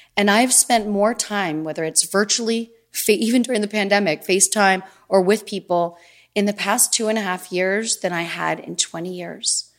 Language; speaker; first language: English; native; English